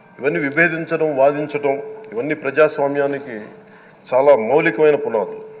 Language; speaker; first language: Telugu; native; Telugu